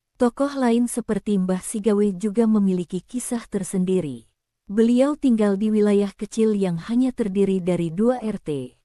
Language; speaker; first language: Indonesian; native; Indonesian